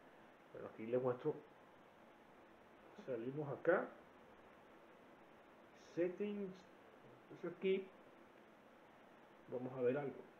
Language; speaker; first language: Spanish; native; Spanish